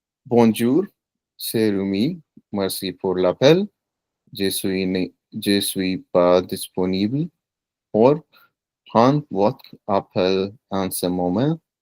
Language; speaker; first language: French; non-native, learner; Punjabi